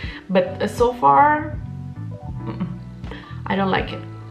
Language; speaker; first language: English; non-native, fluent; Indonesian